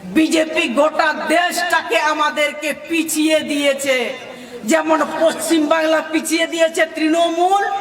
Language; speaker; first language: Bangla; non-native, local second language; Santali